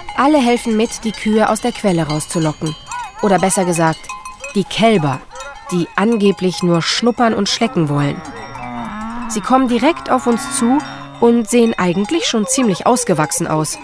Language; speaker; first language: German; native; German